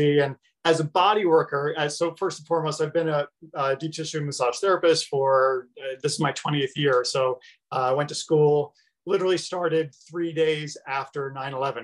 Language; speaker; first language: English; native; English